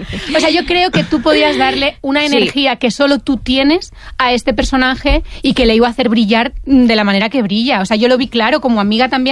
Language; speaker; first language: Spanish; native; Spanish